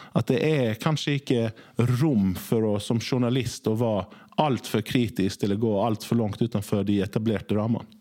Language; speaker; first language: Norwegian; early bilingual, other home language; Swedish